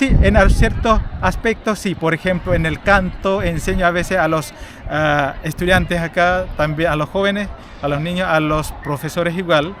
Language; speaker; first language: Spanish; non-native, fluent; Indonesian